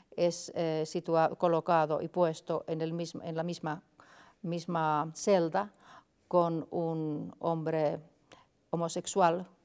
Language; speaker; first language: Spanish; non-native, fluent; Finnish